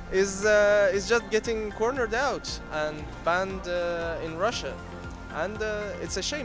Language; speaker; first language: English; non-native, fluent; Russian